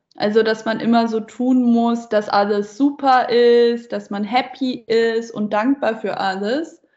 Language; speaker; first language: German; early bilingual, other home language; Persian